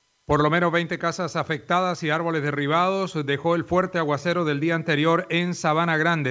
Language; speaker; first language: Spanish; native; Spanish